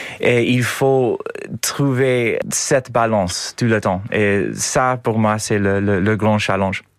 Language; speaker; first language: French; non-native, learner; English